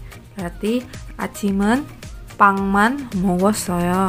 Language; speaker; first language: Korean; non-native, fluent; Indonesian